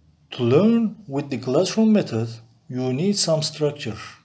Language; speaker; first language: English; non-native, fluent; Turkish